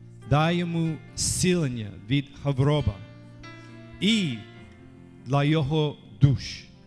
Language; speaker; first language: Ukrainian; non-native, learner; English